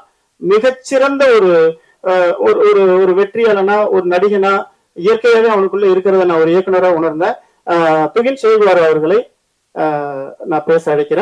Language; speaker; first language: Tamil; native; Tamil